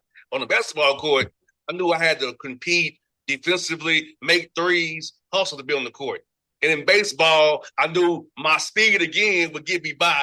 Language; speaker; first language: English; native; English